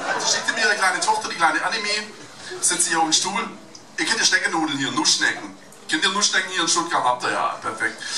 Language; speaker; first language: German; native; German